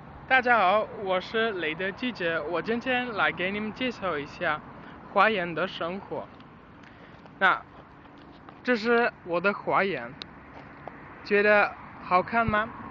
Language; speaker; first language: Chinese; non-native, learner; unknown